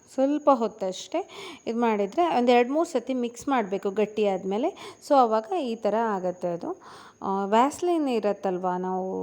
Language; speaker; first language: Kannada; non-native, local second language; Tulu